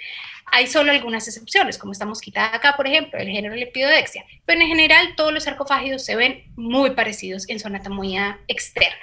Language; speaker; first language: Spanish; native; Spanish